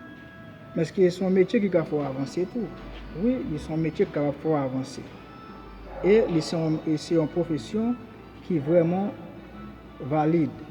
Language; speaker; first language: French; non-native, learner; Haitian Creole